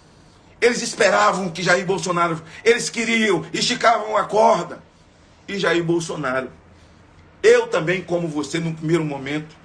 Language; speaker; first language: Portuguese; native; Portuguese